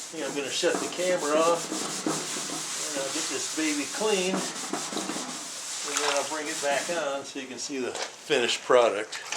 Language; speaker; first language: English; native; English